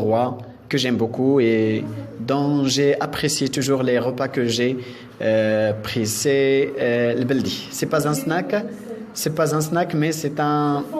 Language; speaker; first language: French; non-native, local second language; Arabic